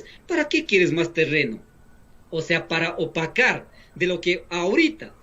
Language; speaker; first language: Spanish; native; Spanish